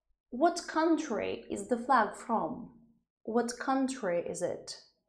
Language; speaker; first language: English; non-native, fluent; Ukrainian